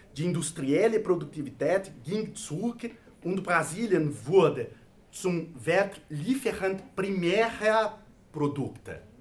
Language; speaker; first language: German; non-native, fluent; Portuguese